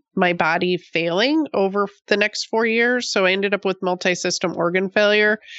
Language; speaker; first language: English; native; English